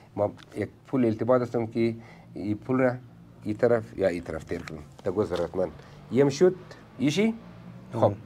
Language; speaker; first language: Persian; native; Persian